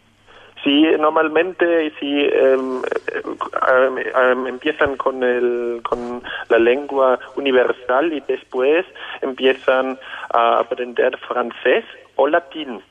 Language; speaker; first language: Spanish; non-native, fluent; German